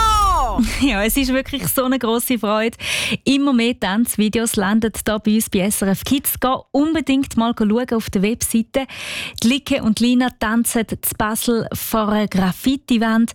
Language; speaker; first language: German; native; German